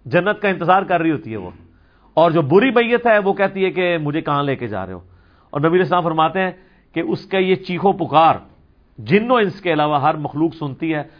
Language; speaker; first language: Urdu; non-native, local second language; Punjabi